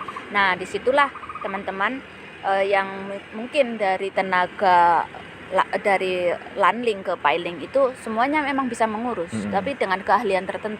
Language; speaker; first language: Indonesian; native; Indonesian